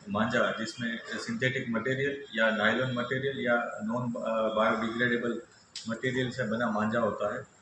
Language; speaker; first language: Hindi; non-native, local second language; Gujarati